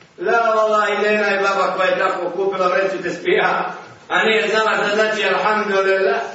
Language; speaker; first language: Bosnian; native; Bosnian